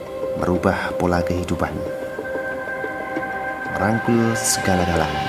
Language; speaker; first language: Indonesian; native; Indonesian